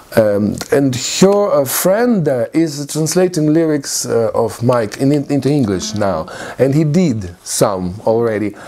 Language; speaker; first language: English; non-native, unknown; Russian